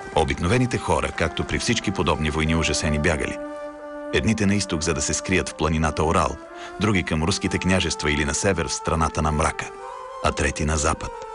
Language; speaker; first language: Bulgarian; native; Bulgarian